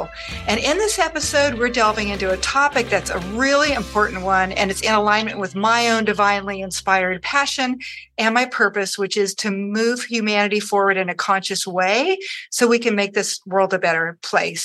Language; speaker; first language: English; native; English